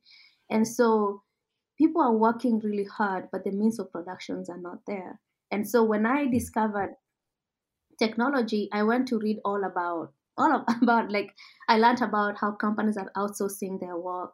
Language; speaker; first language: English; non-native, local second language; Kalenjin